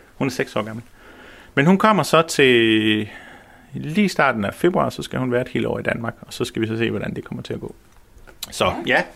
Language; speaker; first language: Danish; native; Danish